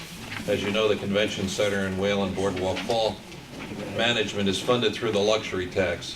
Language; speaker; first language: English; native; English